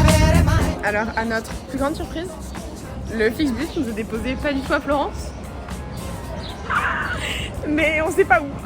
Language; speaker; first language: French; native; French